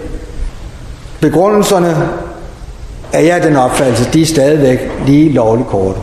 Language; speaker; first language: Danish; native; Danish